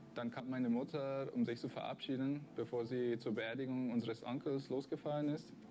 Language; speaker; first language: German; early bilingual, other home language; Spanish